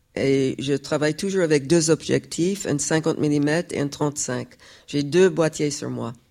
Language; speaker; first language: French; non-native, fluent; English